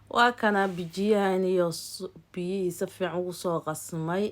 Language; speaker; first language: Somali; native; Somali